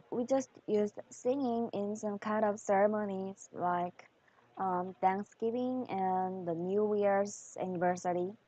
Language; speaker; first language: English; non-native, learner; Korean